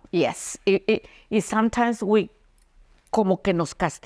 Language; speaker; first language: Spanish; early bilingual, other home language; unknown